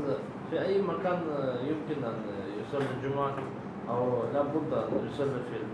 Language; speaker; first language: Arabic; non-native, learner; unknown